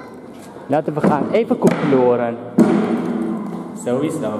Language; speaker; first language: Dutch; non-native, local second language; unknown